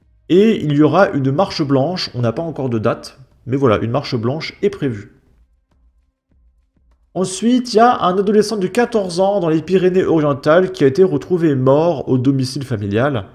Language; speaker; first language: French; native; French